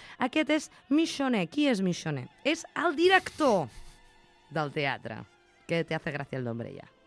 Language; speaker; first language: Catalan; non-native, fluent; Russian